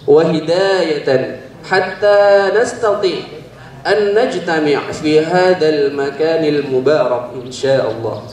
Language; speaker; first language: Arabic; non-native, learner; Indonesian